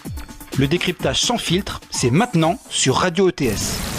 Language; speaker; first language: French; native; French